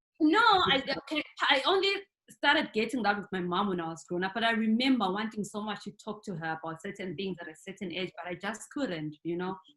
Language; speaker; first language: English; non-native, local second language; North Ndebele